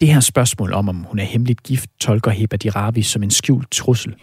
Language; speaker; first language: Danish; native; Danish